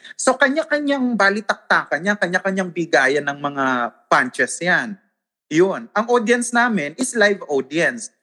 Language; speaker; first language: Filipino; non-native, local second language; Waray